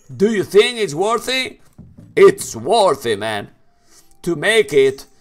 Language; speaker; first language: English; non-native, fluent; Spanish